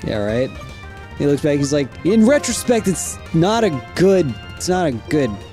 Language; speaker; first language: English; native; English